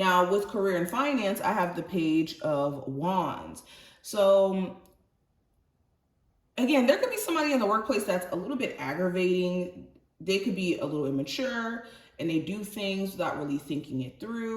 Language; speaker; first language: English; native; English